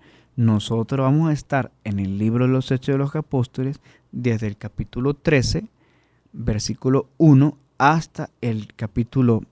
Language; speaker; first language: Spanish; native; Spanish